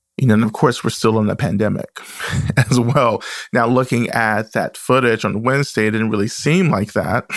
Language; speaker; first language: English; native; English